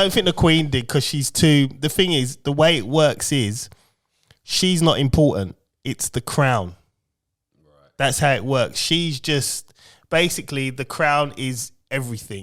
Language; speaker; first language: English; native; English